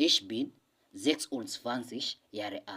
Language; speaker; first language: German; non-native, learner; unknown